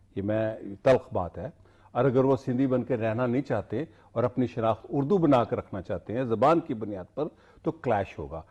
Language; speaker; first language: Urdu; non-native, local second language; Punjabi